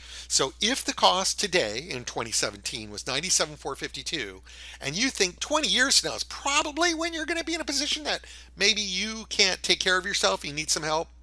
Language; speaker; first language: English; native; English